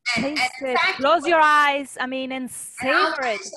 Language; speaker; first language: English; non-native, fluent; Italian